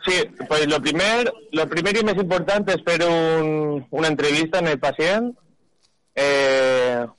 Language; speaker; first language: Spanish; non-native, local second language; Catalan